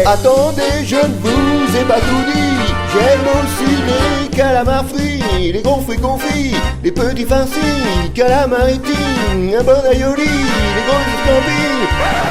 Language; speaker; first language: French; native; French